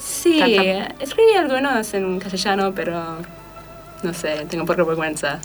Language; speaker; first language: Spanish; non-native, fluent; English